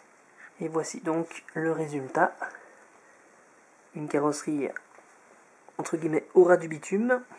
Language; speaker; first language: French; native; French